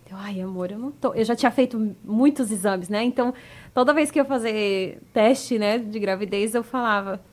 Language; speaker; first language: Portuguese; native; Portuguese